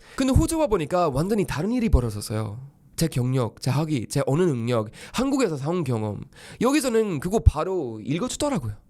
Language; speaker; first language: Korean; non-native, fluent; Swedish